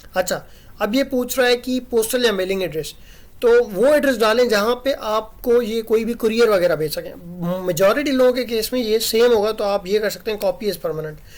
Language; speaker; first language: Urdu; non-native, local second language; Sindhi